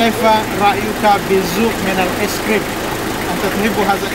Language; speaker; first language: Arabic; non-native, fluent; Indonesian